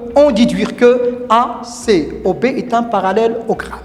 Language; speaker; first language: French; non-native, local second language; Arabic